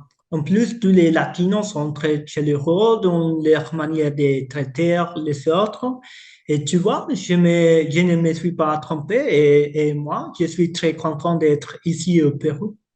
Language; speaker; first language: French; non-native, fluent; Spanish